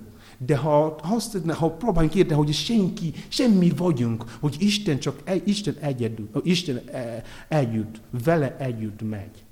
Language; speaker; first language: Hungarian; non-native, learner; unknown